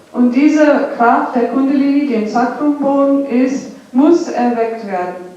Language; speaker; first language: German; non-native, fluent; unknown